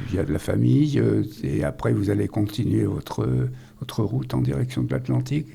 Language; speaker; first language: French; native; French